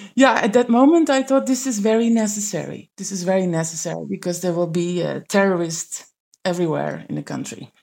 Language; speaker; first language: English; non-native, fluent; Dutch